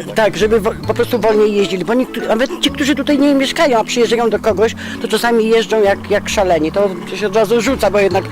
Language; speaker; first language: Polish; native; Polish